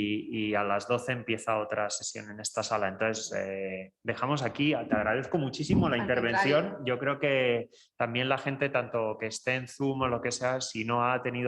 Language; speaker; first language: Spanish; native; Spanish